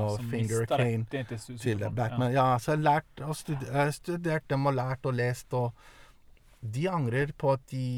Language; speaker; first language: Norwegian; early bilingual, other home language; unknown